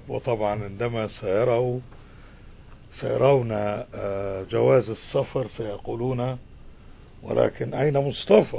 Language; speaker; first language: Arabic; native; Arabic